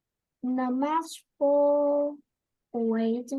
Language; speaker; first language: English; non-native, learner; Vietnamese